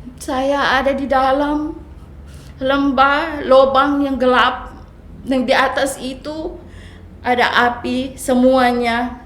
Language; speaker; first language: Indonesian; non-native, fluent; Filipino